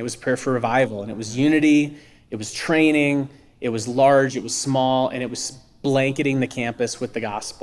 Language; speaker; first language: English; native; English